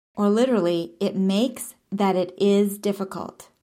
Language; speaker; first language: English; native; English